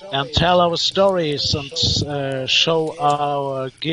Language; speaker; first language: English; non-native, learner; German